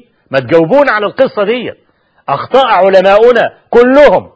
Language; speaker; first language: Arabic; native; Arabic